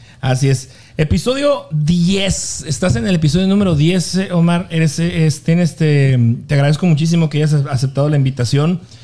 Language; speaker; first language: Spanish; native; Spanish